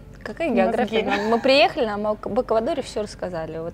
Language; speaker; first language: Russian; native; Russian